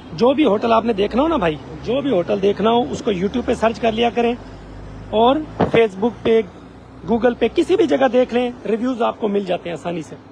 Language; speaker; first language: Urdu; non-native, local second language; Saraiki